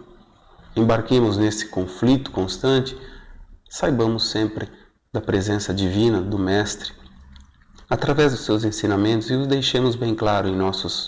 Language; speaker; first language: Portuguese; native; Portuguese